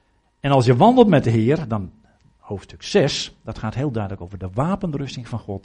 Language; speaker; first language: Dutch; native; Dutch